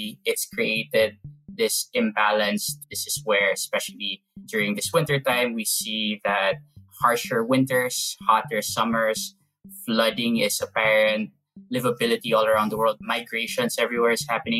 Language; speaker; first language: English; non-native, local second language; Filipino